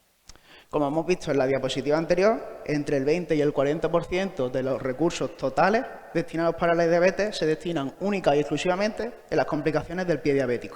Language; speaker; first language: Spanish; native; Spanish